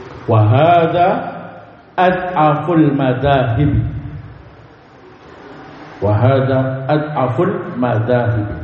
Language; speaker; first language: Arabic; non-native, fluent; Indonesian